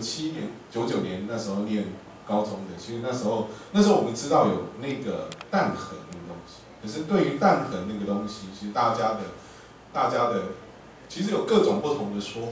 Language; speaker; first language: Chinese; native; Chinese